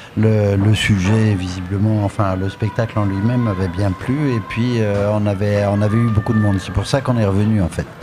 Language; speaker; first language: French; native; French